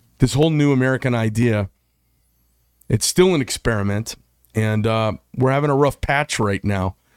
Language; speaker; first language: English; native; English